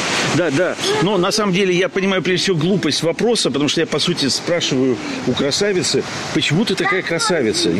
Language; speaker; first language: Russian; native; Russian